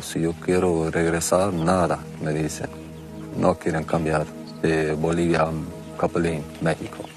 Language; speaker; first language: Spanish; non-native, local second language; Plautdietsch